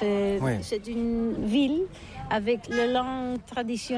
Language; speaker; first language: French; non-native, learner; Catalan